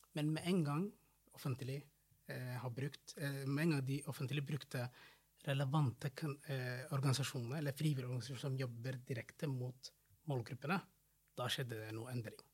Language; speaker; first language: Norwegian; non-native, fluent; Somali